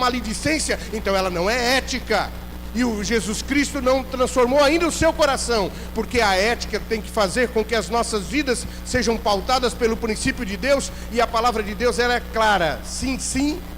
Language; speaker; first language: Portuguese; native; Portuguese